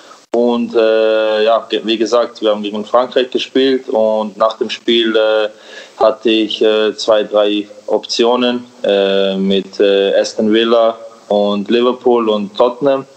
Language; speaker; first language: German; early bilingual, other home language; Serbian